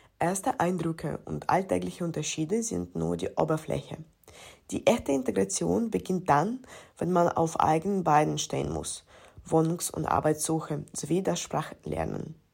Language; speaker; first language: German; non-native, fluent; Ukrainian